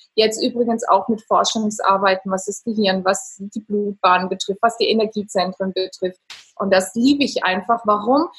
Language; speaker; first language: German; non-native, fluent; Italian